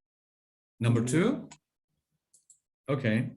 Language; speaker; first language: English; non-native, fluent; Spanish